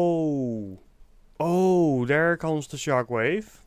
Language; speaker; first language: English; non-native, fluent; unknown